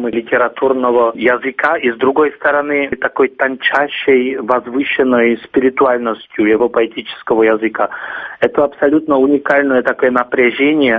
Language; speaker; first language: Russian; non-native, fluent; Czech